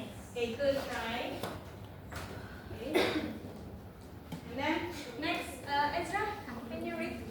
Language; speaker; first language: English; non-native, learner; Indonesian